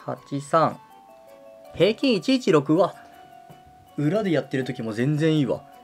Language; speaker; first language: Japanese; native; Japanese